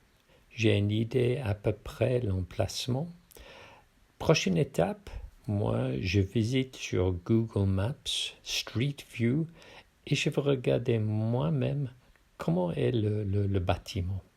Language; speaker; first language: French; non-native, fluent; English